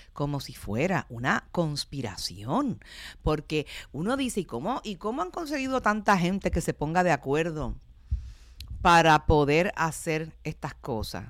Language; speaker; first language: Spanish; native; Spanish